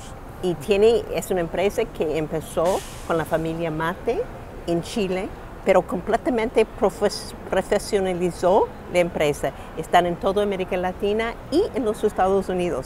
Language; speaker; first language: Spanish; non-native, fluent; English